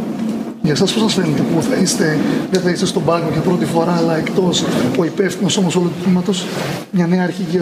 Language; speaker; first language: Greek; native; Greek